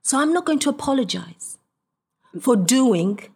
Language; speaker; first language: English; non-native, local second language; Swahili